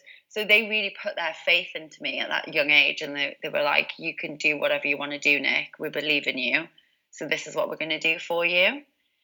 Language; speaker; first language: English; native; English